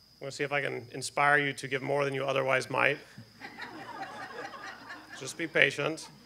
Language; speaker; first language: English; native; English